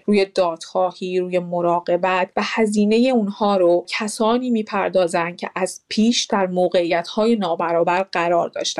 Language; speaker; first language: Persian; native; Persian